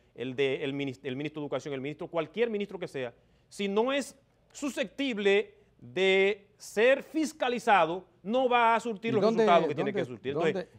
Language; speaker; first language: Spanish; native; Spanish